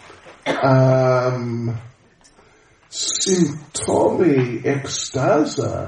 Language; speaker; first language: Russian; non-native, learner; English